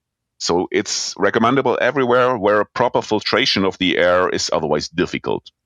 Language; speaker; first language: English; non-native, fluent; German